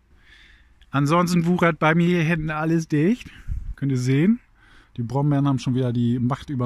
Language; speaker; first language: German; native; German